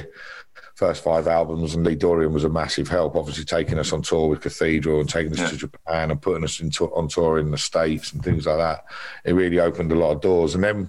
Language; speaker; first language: English; native; English